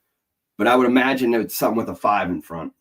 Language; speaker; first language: English; native; English